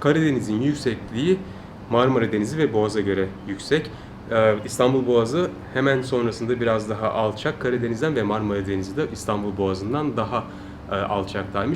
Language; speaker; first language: Turkish; native; Turkish